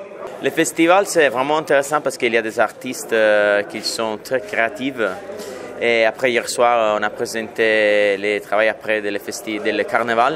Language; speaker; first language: French; non-native, fluent; Italian